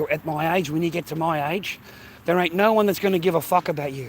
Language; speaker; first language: English; native; English